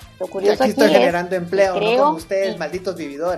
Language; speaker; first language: Spanish; native; Spanish